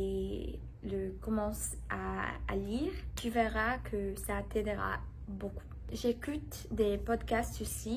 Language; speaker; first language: French; non-native, learner; English